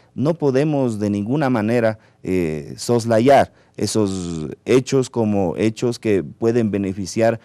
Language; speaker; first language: Spanish; native; Spanish